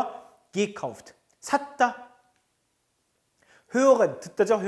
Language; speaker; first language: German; non-native, fluent; Korean